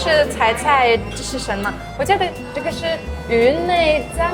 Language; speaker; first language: Chinese; non-native, fluent; Russian